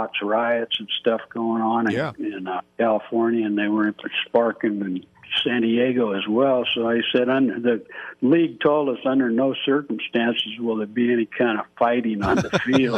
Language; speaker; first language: English; native; English